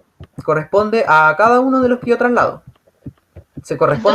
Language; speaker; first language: Spanish; native; Spanish